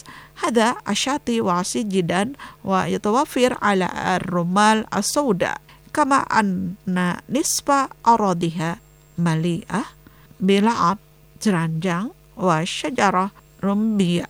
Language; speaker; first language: Arabic; non-native, fluent; Indonesian